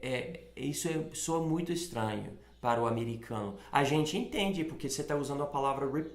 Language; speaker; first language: Portuguese; non-native, fluent; English